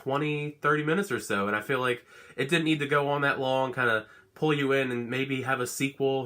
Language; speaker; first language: English; native; English